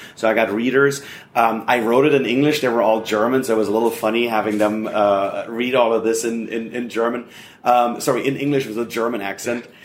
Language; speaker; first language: English; non-native, fluent; German